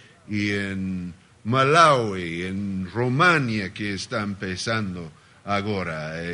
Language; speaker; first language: Spanish; non-native, learner; Portuguese